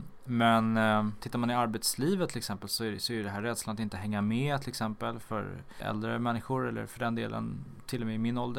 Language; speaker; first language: Swedish; native; Swedish